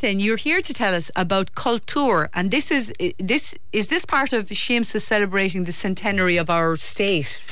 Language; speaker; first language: English; native; English